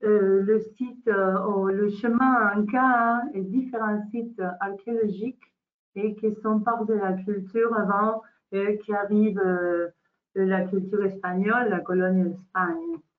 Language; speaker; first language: French; non-native, learner; Spanish